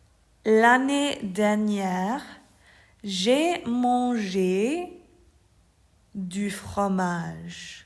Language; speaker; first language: French; non-native, fluent; English